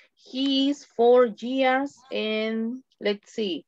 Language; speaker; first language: English; non-native, fluent; Spanish